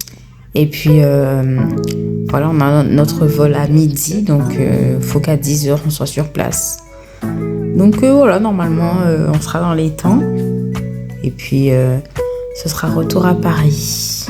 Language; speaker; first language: French; native; French